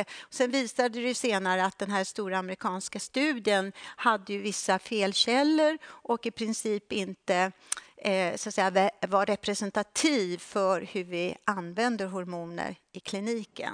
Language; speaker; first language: Swedish; native; Swedish